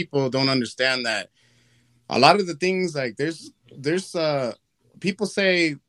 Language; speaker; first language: English; early bilingual, other home language; Spanish